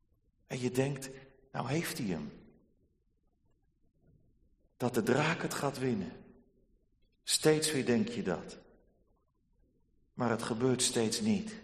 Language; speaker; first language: Dutch; native; Dutch